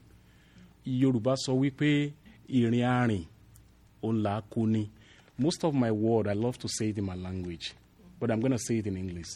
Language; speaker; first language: English; non-native, local second language; Yoruba